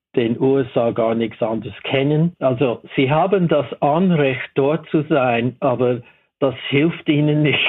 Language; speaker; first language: German; non-native, fluent; English